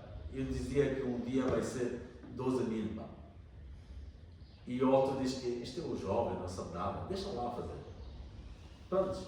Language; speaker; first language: Portuguese; non-native, learner; Bangla